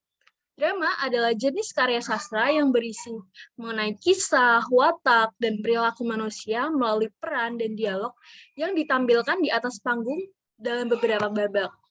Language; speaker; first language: Indonesian; native; Indonesian